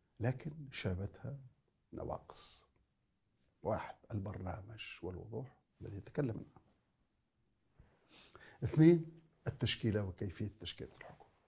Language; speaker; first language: Arabic; native; Arabic